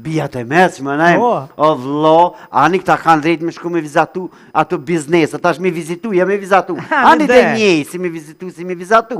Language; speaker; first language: Albanian; native; Albanian